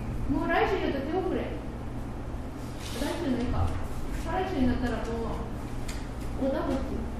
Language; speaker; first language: Japanese; native; Japanese